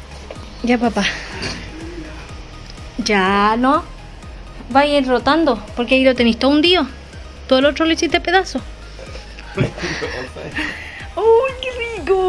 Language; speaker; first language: Spanish; native; Spanish